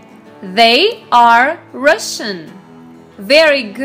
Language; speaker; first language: English; non-native, fluent; Russian